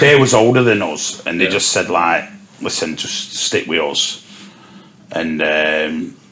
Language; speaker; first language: English; native; English